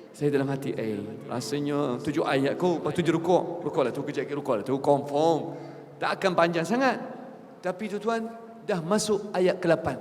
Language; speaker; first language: Malay; non-native, fluent; Arabic